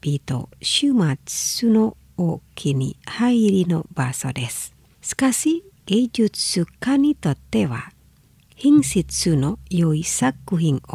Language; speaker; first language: Japanese; non-native, fluent; Indonesian